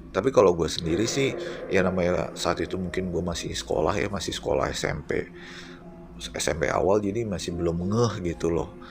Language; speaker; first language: Indonesian; native; Indonesian